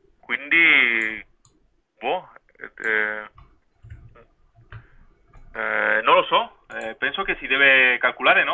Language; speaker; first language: Italian; non-native, fluent; Spanish